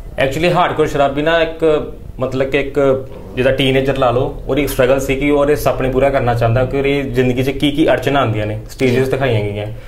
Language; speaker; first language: Punjabi; native; Punjabi